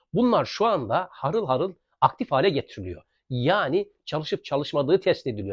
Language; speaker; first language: Turkish; native; Turkish